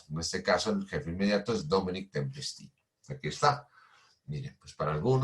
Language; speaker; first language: Spanish; native; Spanish